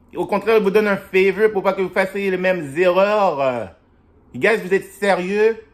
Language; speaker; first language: French; native; French